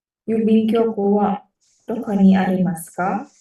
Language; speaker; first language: Japanese; non-native, learner; Indonesian